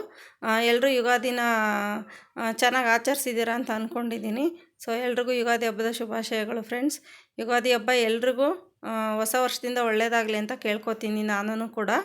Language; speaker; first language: Kannada; native; Kannada